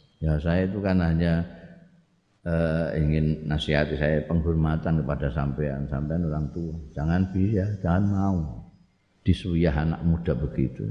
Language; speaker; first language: Indonesian; non-native, local second language; Javanese